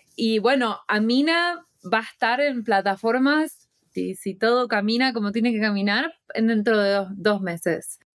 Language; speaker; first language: Spanish; native; Spanish